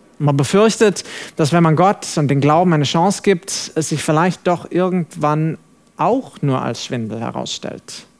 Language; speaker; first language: German; non-native, fluent; English